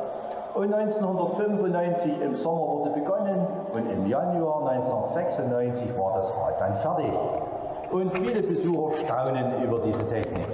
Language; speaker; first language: German; native; German